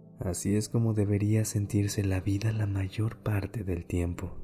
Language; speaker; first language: Spanish; native; Spanish